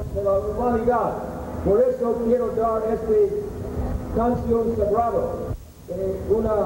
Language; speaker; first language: Spanish; non-native, learner; English